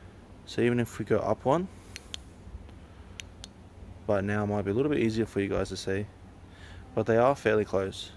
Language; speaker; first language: English; native; English